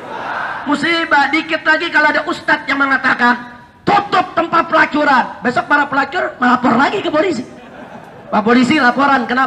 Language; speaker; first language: Indonesian; native; Indonesian